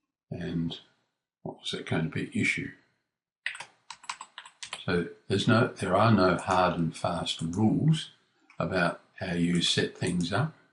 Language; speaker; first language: English; native; English